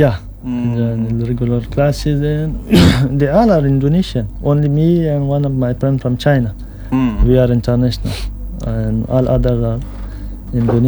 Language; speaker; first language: English; non-native, local second language; Pashto